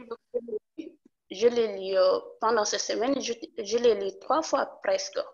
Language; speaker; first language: French; non-native, local second language; Wolof